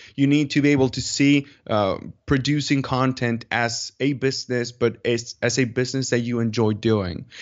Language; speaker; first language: English; non-native, fluent; Spanish